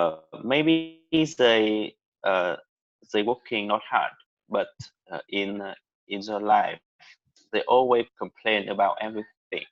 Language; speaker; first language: English; non-native, learner; Vietnamese